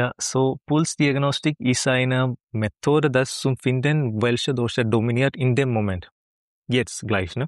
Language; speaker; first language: German; non-native, learner; Malayalam